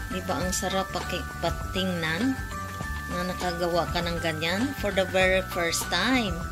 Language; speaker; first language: Filipino; non-native, local second language; Cebuano